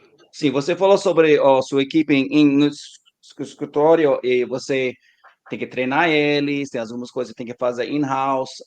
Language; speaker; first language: Portuguese; non-native, learner; English